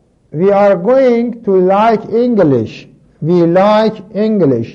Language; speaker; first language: English; non-native, fluent; Persian